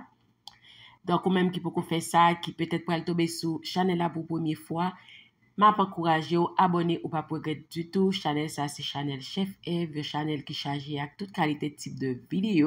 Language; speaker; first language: French; non-native, learner; Haitian Creole